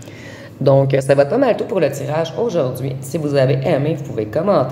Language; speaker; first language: French; native; French